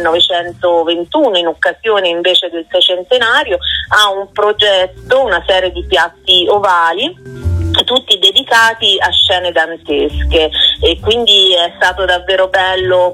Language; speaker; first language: Italian; native; Italian